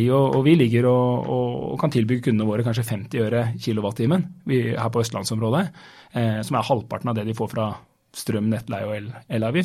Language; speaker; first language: Norwegian; native; Norwegian